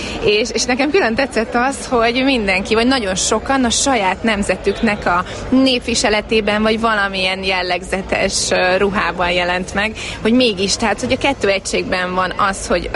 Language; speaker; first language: Hungarian; native; Hungarian